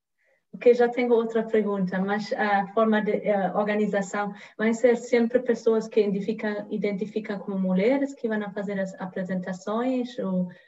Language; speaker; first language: Portuguese; non-native, fluent; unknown